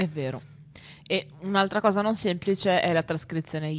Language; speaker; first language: Italian; native; Italian